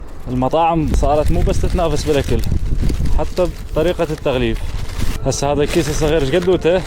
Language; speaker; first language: Arabic; native; Arabic